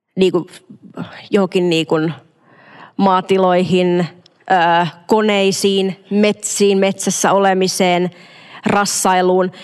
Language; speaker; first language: Finnish; native; Finnish